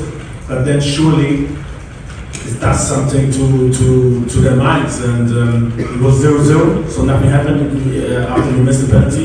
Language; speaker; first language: English; non-native, fluent; German